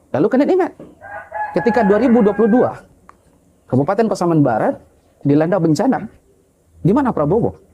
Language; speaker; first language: Indonesian; non-native, local second language; Minangkabau